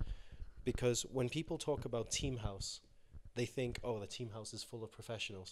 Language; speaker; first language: English; native; English